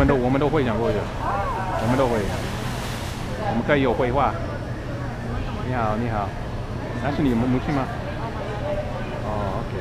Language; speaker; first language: Chinese; non-native, learner; English